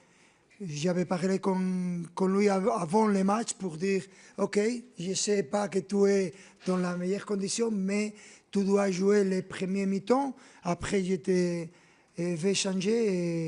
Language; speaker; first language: French; non-native, fluent; Spanish